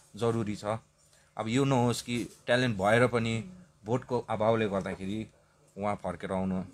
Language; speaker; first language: Nepali; native; Nepali